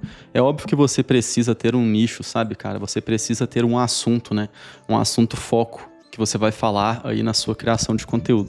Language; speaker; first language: Portuguese; native; Portuguese